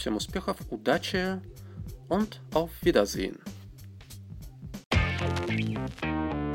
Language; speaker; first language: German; non-native, fluent; Russian